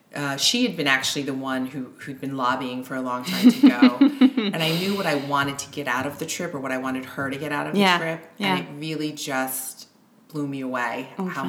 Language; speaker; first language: English; native; English